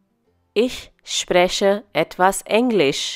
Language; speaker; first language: German; non-native, fluent; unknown